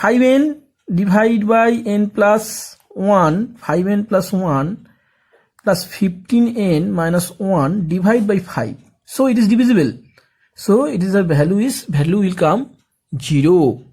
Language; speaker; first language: English; non-native, local second language; Bangla